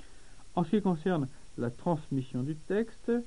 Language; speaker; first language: French; native; French